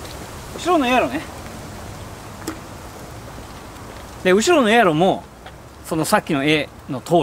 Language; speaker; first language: Japanese; native; Japanese